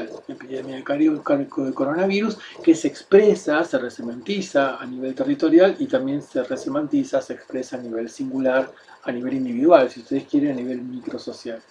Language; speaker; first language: Spanish; native; Spanish